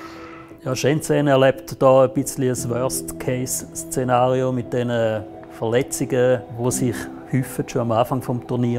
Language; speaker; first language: German; native; German